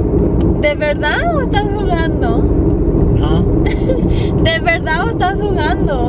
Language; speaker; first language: Spanish; early bilingual, heritage; Spanish